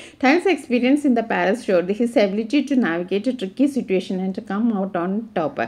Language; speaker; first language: English; non-native, local second language; Malayalam